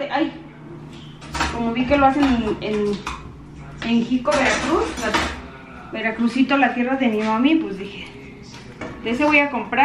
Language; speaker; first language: Spanish; native; Spanish